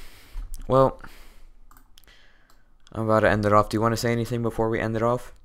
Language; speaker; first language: English; native; English